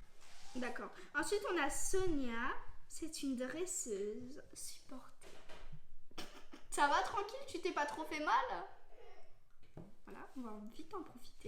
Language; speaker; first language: French; native; French